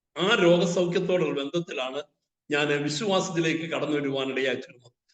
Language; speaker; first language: Malayalam; native; Malayalam